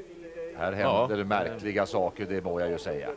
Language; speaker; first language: Swedish; native; Swedish